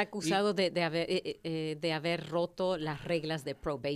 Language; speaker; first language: Spanish; native; Spanish